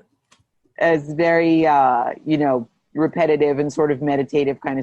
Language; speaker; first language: English; native; English